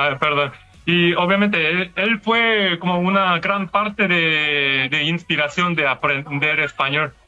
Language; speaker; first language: Spanish; non-native, learner; Korean